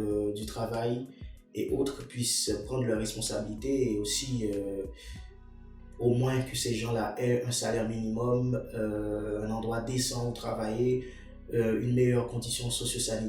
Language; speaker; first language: French; non-native, local second language; Haitian Creole